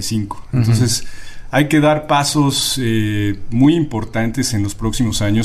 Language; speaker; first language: Spanish; native; Spanish